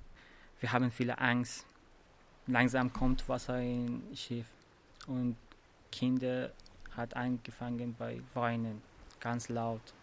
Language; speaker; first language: German; non-native, learner; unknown